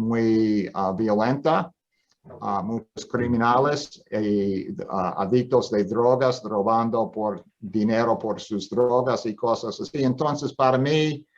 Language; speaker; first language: Spanish; non-native, fluent; English